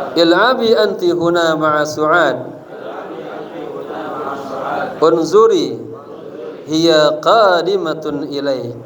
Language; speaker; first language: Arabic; non-native, fluent; Indonesian